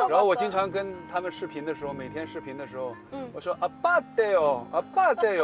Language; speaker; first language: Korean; non-native, learner; Chinese